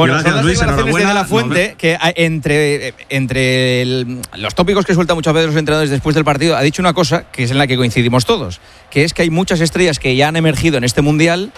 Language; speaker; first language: Spanish; native; Spanish